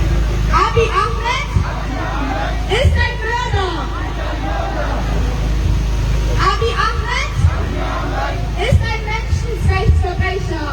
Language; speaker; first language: German; non-native, learner; Oromo